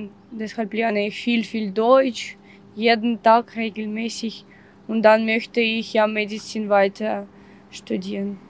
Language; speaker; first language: German; non-native, learner; Ukrainian